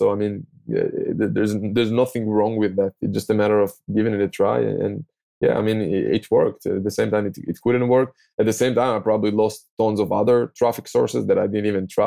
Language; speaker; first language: English; non-native, fluent; Hebrew